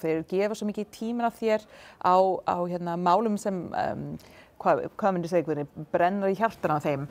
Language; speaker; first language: Icelandic; non-native, fluent; English